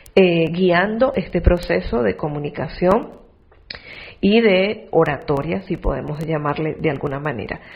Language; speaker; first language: Spanish; native; Spanish